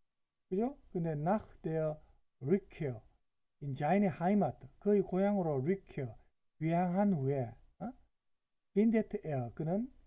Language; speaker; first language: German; non-native, fluent; Korean